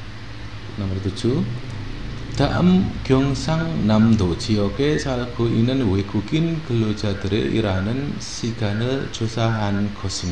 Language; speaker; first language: Korean; non-native, fluent; Indonesian